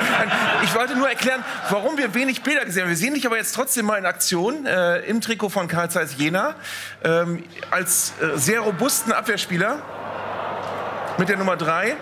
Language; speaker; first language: German; native; German